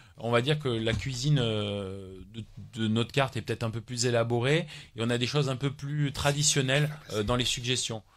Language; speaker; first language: French; native; French